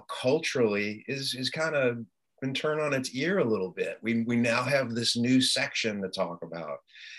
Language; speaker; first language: English; native; English